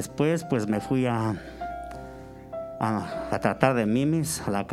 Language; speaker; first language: Spanish; native; Spanish